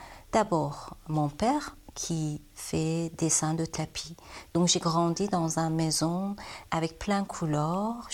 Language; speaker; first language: French; non-native, learner; Persian